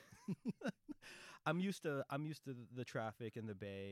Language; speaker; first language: English; native; English